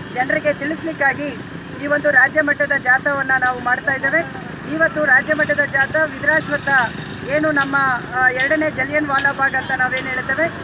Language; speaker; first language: Kannada; native; Kannada